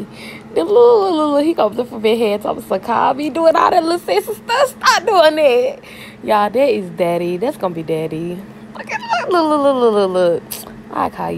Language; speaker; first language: English; native; English